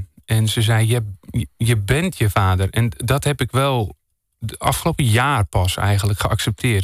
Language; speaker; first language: Dutch; native; Dutch